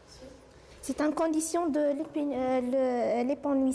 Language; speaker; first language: French; non-native, learner; Arabic